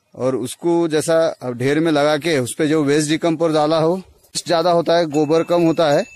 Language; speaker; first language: Hindi; non-native, local second language; Marathi